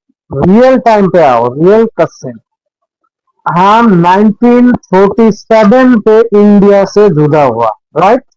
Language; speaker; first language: Hindi; non-native, fluent; Bangla